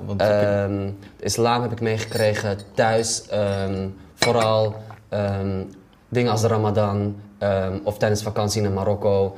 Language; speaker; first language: Dutch; early bilingual, other home language; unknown